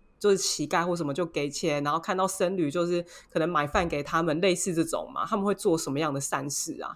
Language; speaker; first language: Chinese; native; Chinese